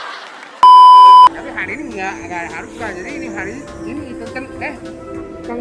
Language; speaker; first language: Indonesian; early bilingual, other home language; Japanese